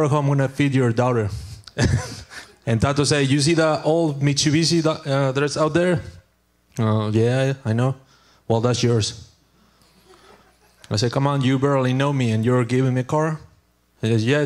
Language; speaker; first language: English; non-native, learner; Spanish